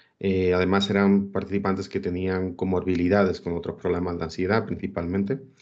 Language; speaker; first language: Spanish; native; Spanish